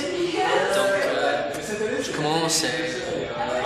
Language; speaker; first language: French; non-native, fluent; English